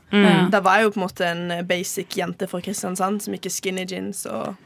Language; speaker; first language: Norwegian; native; Norwegian